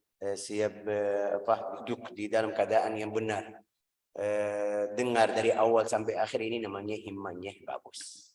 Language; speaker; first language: Indonesian; non-native, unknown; Arabic